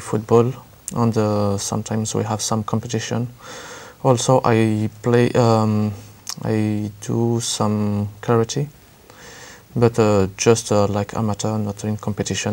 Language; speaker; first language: English; non-native, learner; French